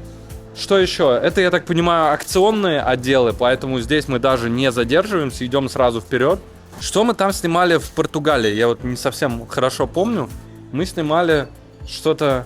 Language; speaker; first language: Russian; native; Russian